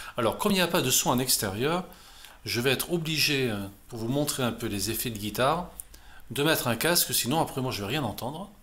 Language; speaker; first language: French; native; French